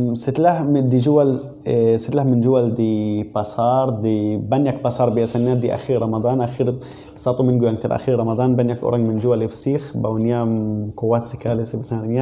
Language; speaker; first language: Indonesian; non-native, learner; Arabic